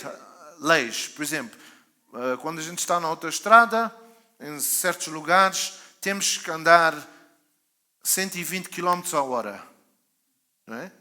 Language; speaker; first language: Portuguese; native; Portuguese